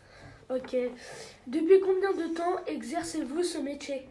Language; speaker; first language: French; native; French